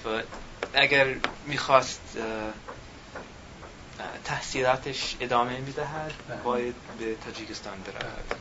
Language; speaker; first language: Persian; non-native, learner; English